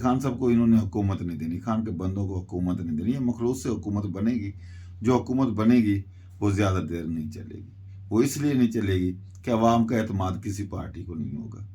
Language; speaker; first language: Urdu; non-native, local second language; Punjabi